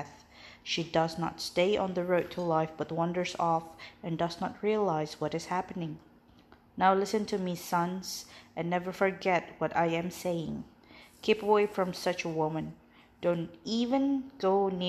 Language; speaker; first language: English; non-native, fluent; Indonesian